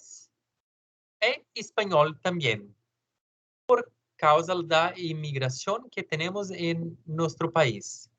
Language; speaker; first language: Spanish; non-native, learner; Portuguese